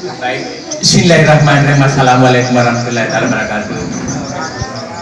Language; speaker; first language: Indonesian; non-native, local second language; Buginese